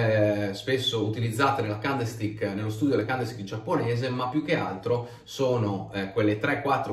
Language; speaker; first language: Italian; native; Italian